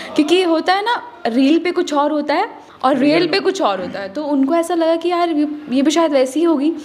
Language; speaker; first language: Hindi; native; Hindi